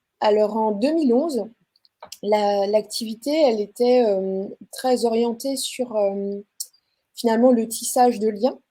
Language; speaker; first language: French; native; French